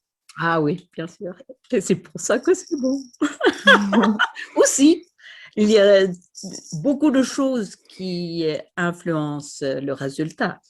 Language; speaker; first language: French; non-native, fluent; Swedish